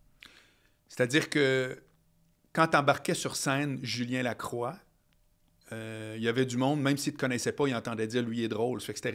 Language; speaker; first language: French; native; French